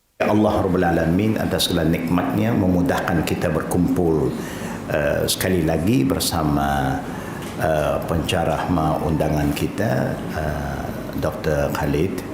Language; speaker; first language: Malay; non-native, local second language; Chinese